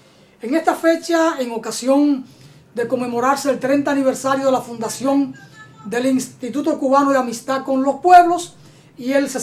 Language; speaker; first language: Spanish; native; Spanish